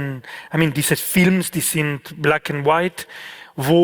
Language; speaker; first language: German; non-native, fluent; Spanish